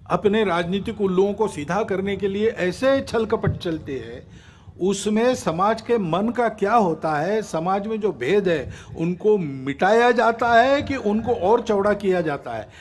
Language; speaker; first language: Hindi; non-native, local second language; Marathi